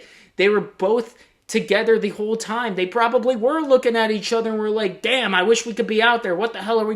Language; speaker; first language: English; native; English